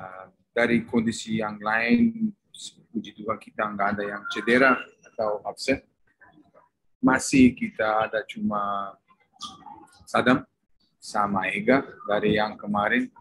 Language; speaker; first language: Indonesian; non-native, fluent; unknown